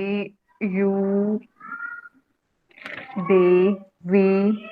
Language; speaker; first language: English; non-native, learner; Hindi